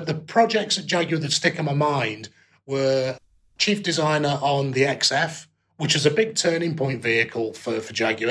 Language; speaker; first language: English; native; English